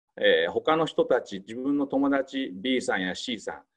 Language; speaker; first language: Japanese; native; Japanese